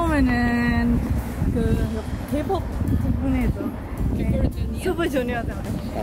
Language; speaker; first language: Korean; non-native, fluent; Indonesian